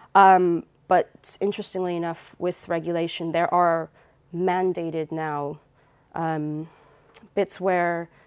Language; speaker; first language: English; native; English